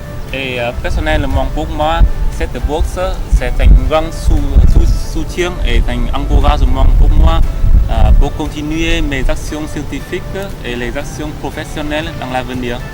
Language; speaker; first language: French; non-native, fluent; Vietnamese